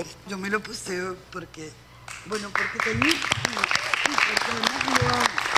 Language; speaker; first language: Spanish; native; Spanish